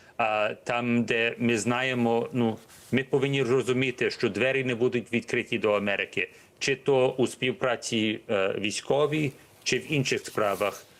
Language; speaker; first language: Ukrainian; early bilingual, heritage; Ukrainian